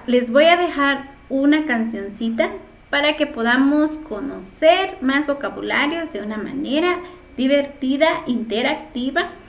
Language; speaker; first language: Spanish; non-native, local second language; Kʼicheʼ